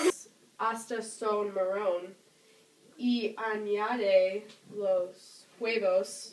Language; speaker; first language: Spanish; non-native, learner; English